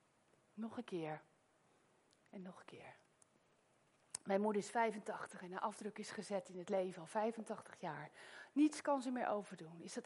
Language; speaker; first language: Dutch; native; Dutch